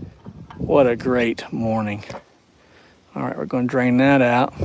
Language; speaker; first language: English; native; English